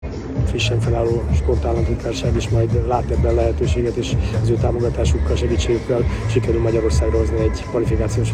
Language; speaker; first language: Hungarian; native; Hungarian